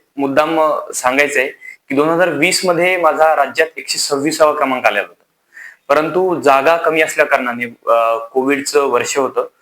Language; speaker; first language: Marathi; native; Marathi